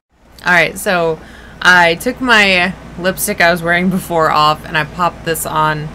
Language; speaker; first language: English; native; English